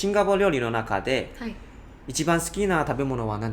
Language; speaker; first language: Japanese; non-native, learner; Cantonese